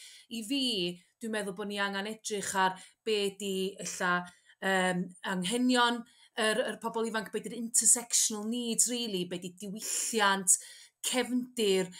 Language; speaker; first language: Welsh; native; Welsh